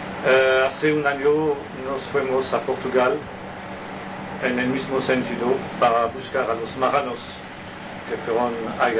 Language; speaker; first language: Spanish; non-native, learner; French